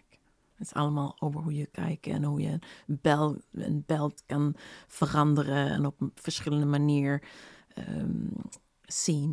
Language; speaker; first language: Dutch; non-native, fluent; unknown